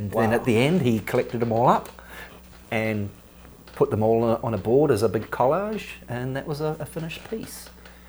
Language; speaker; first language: English; native; English